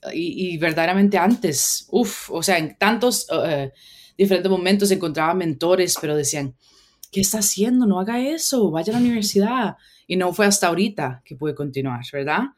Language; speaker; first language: Spanish; early bilingual, heritage; Spanish